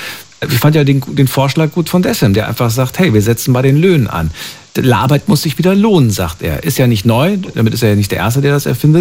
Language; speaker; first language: German; native; German